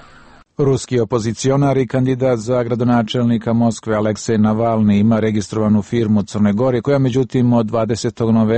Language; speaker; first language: Serbian; native; Serbian